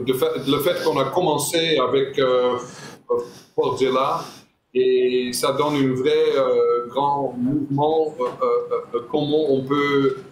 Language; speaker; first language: French; non-native, fluent; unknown